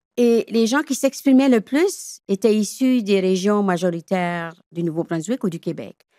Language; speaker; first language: French; native; French